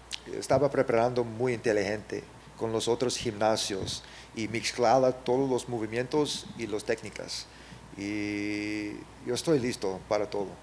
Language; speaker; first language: Spanish; non-native, learner; English